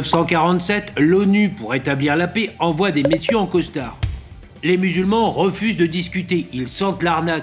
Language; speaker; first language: French; native; French